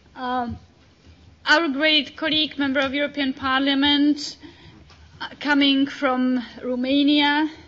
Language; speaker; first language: English; non-native, fluent; Czech